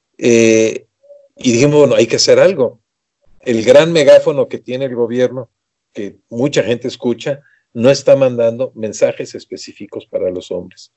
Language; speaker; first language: Spanish; native; Spanish